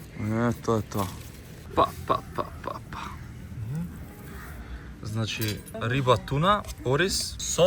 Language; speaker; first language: Macedonian; native; Macedonian